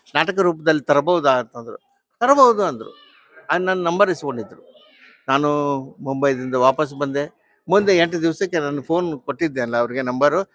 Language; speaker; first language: Kannada; non-native, local second language; Marathi